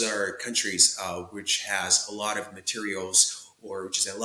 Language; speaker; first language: English; non-native, fluent; Japanese